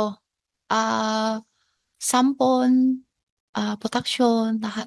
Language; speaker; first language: Filipino; non-native, learner; Chinese